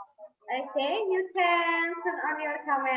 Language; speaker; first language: English; non-native, fluent; Indonesian